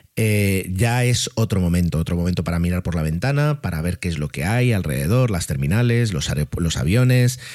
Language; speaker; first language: Spanish; native; Spanish